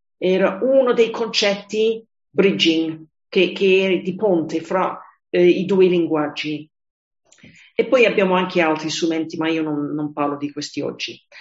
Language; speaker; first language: Italian; non-native, fluent; English